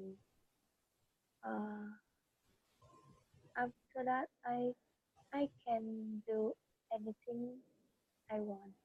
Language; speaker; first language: English; non-native, learner; Vietnamese